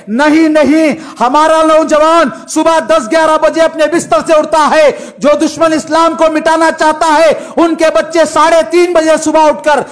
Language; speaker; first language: Urdu; native; Urdu